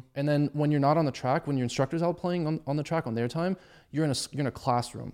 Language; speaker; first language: English; early bilingual, other home language; German